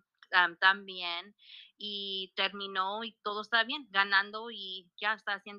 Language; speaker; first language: Spanish; early bilingual, heritage; Spanish